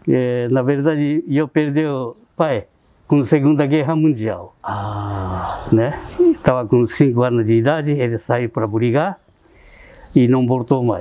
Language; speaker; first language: Portuguese; non-native, fluent; Japanese